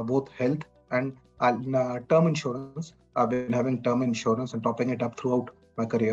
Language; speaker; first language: English; non-native, local second language; Punjabi